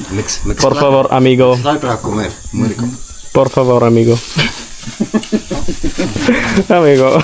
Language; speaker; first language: Spanish; non-native, learner; Malayalam